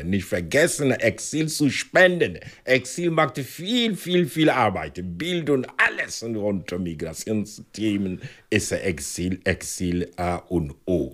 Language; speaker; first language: German; non-native, fluent; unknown